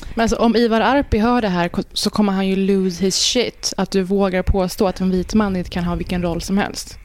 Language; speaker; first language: Swedish; early bilingual, other home language; Persian